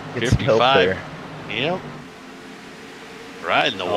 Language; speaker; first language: English; native; English